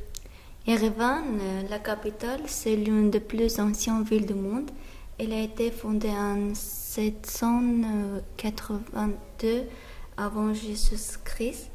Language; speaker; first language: French; non-native, fluent; Armenian